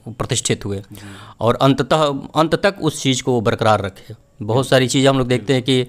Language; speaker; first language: Hindi; native; Hindi